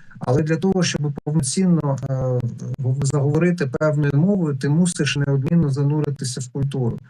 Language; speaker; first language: Ukrainian; non-native, local second language; Russian